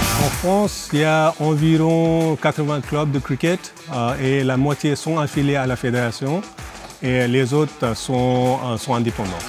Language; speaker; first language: French; non-native, fluent; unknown